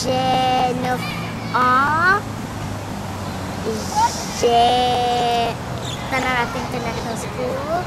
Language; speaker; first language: French; non-native, learner; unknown